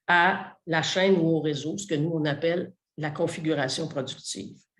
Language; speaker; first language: French; native; French